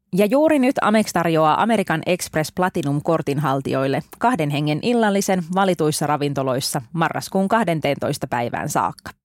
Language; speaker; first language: Finnish; native; Finnish